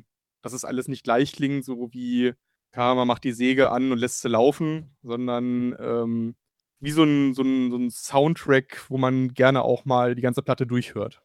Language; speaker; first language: German; native; German